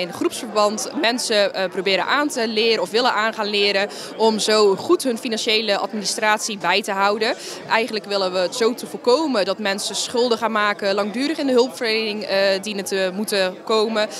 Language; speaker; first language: Dutch; native; Dutch